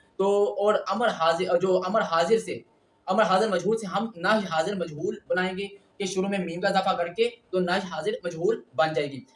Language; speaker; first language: Urdu; native; Urdu